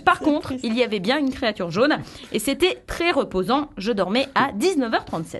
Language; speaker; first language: French; native; French